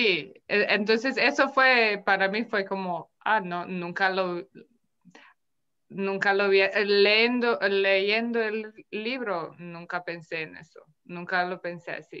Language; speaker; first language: Spanish; non-native, fluent; Romanian